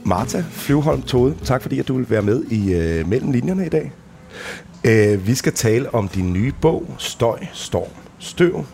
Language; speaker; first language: Danish; native; Danish